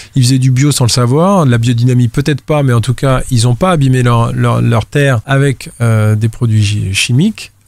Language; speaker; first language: French; native; French